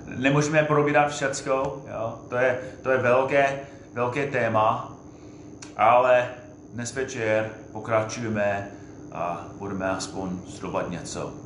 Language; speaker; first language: Czech; non-native, fluent; English